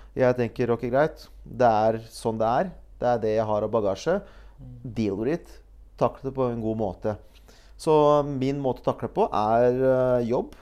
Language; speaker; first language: Norwegian; early bilingual, other home language; Bosnian